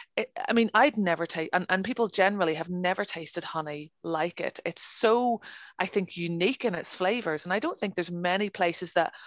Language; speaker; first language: English; native; English